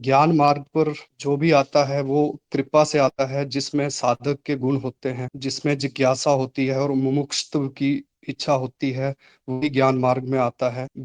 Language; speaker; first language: Hindi; native; Hindi